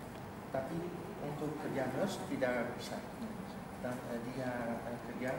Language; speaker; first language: Indonesian; early bilingual, heritage; Dutch